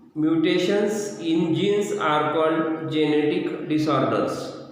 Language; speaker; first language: English; non-native, local second language; Marathi